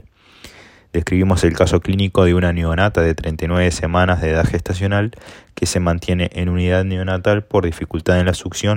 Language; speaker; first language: Spanish; native; Spanish